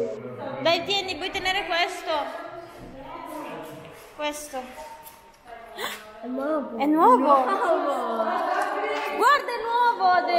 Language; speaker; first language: Italian; early bilingual, other home language; Filipino